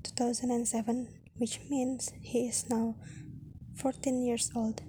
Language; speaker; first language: English; non-native, fluent; Indonesian